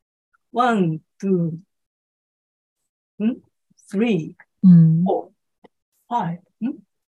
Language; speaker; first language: English; non-native, learner; Japanese